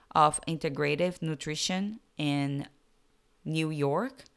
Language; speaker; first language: English; non-native, fluent; Portuguese